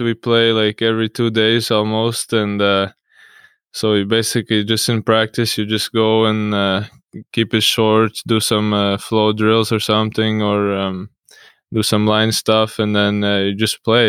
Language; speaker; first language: English; non-native, fluent; Russian